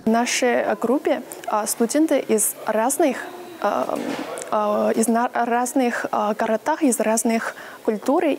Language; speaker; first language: Russian; non-native, fluent; Chinese